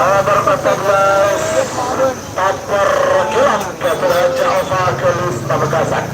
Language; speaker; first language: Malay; non-native, local second language; Madurese